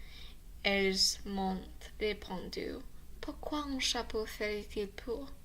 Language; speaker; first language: French; non-native, learner; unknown